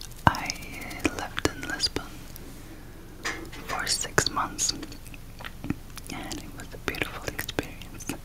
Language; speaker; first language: English; non-native, fluent; Turkish